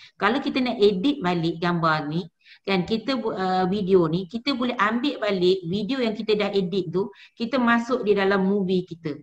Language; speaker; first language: Malay; native; Malay